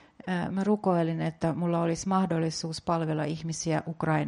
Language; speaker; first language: Finnish; non-native, fluent; Russian